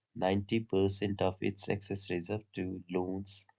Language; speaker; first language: English; non-native, local second language; Nepali